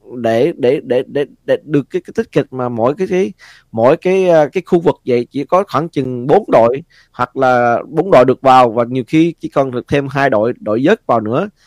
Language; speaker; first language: Vietnamese; early bilingual, heritage; Vietnamese